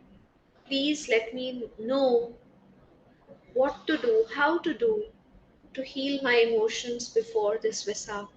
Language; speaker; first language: English; non-native, local second language; Hindi